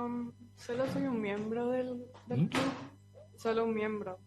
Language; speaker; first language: Spanish; early bilingual, heritage; Spanish